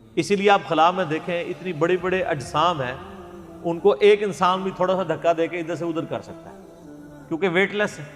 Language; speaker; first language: Urdu; non-native, local second language; Punjabi